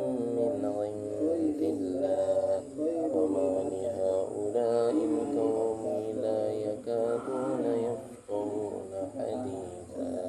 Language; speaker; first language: Arabic; non-native, fluent; Indonesian